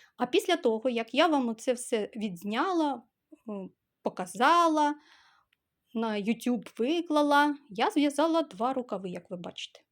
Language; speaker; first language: Ukrainian; non-native, local second language; Russian